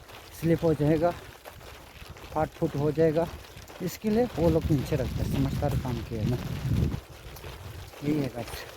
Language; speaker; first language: Hindi; non-native, local second language; Tibetan